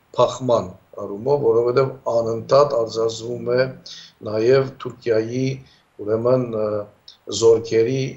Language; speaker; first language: Armenian; early bilingual, heritage; Armenian